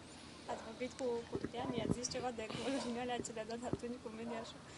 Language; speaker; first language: Romanian; native; Romanian